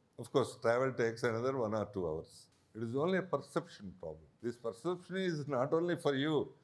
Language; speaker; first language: English; non-native, local second language; Telugu